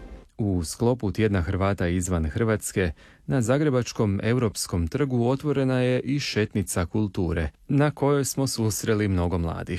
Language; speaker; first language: Serbian; native; Serbian